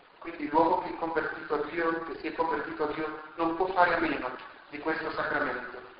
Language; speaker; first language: Italian; non-native, fluent; Spanish